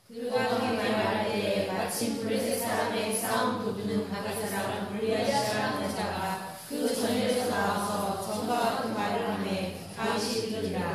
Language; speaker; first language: Korean; native; Korean